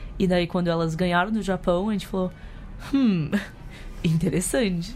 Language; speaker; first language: Portuguese; non-native, fluent; English